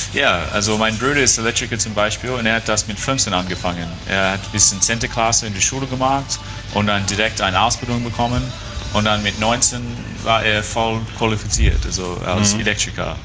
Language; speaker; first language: German; non-native, fluent; English